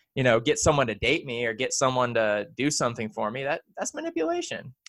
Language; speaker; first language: English; native; English